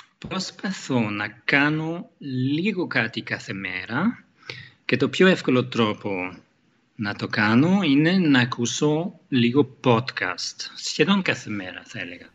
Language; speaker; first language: Greek; non-native, fluent; German